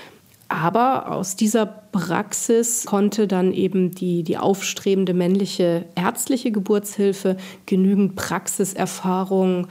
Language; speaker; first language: German; native; German